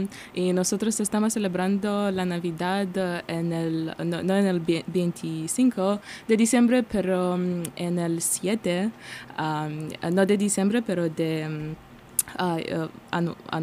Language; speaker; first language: Spanish; non-native, learner; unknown